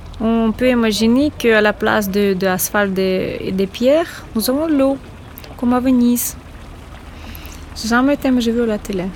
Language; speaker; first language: French; non-native, fluent; Ukrainian